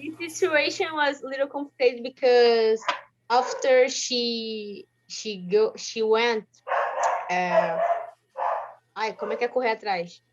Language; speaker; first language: English; non-native, learner; Portuguese